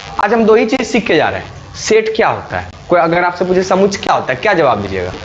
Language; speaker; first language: Hindi; native; Hindi